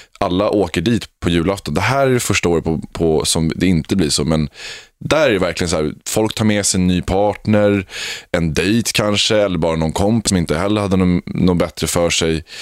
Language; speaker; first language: Swedish; native; Swedish